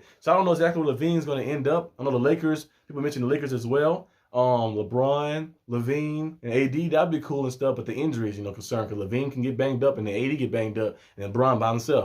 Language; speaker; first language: English; native; English